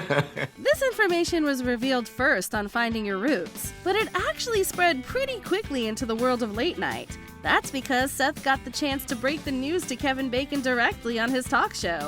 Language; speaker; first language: English; native; English